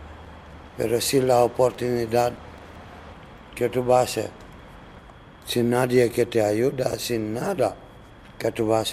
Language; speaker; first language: Spanish; non-native, learner; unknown